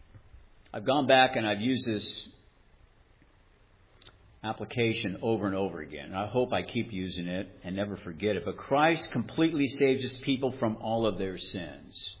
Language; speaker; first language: English; native; English